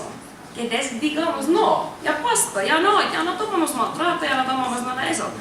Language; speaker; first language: Spanish; non-native, learner; Finnish